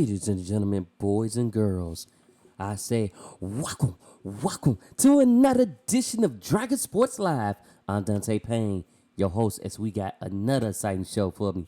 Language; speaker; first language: English; native; English